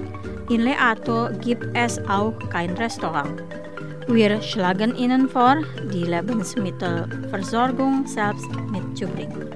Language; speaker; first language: German; non-native, fluent; Indonesian